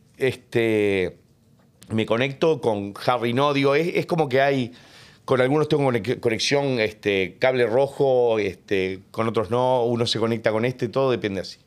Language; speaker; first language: Spanish; native; Spanish